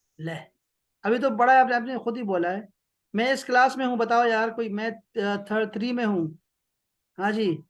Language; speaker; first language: Urdu; native; Urdu